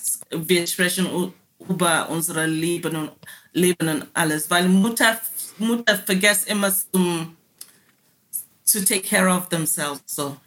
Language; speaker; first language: German; non-native, learner; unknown